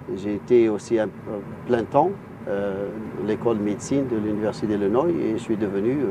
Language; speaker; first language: French; non-native, local second language; Arabic